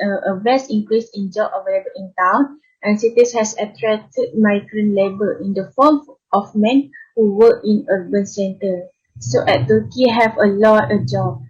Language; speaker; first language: English; non-native, learner; Malay